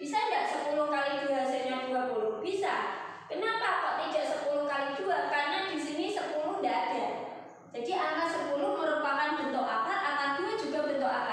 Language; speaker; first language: Indonesian; native; Indonesian